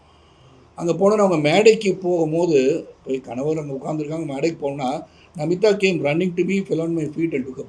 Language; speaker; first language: Tamil; native; Tamil